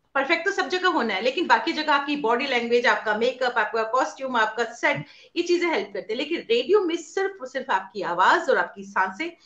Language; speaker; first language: Hindi; native; Hindi